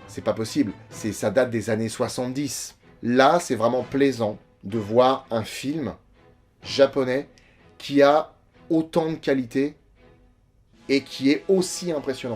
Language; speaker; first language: French; native; French